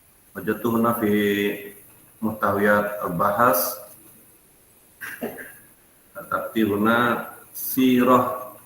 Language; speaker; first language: Arabic; non-native, fluent; Indonesian